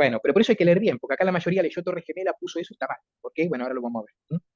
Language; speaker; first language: Spanish; native; Spanish